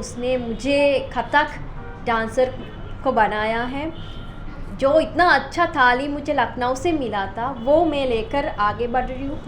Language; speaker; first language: Hindi; non-native, learner; Sinhala